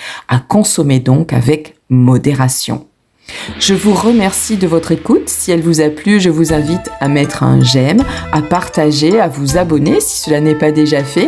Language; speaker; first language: French; native; French